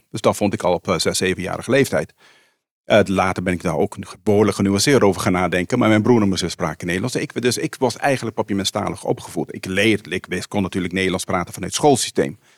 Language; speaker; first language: Dutch; non-native, local second language; Papiamento